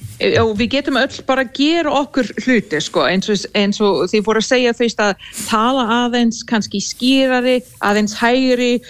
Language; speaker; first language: Icelandic; non-native, fluent; English